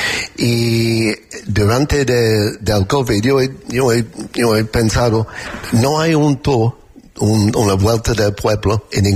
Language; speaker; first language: Spanish; non-native, learner; English